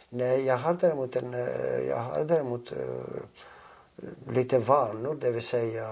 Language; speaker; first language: Swedish; non-native, fluent; Greek